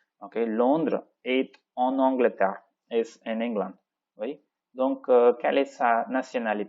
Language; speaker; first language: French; non-native, fluent; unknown